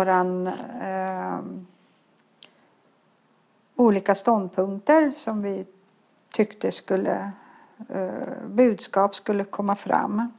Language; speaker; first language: Swedish; early bilingual, other home language; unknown